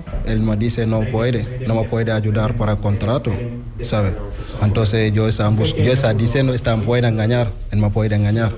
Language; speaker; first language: Spanish; non-native, learner; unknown